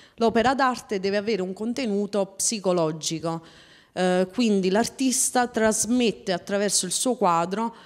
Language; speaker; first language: Italian; native; Italian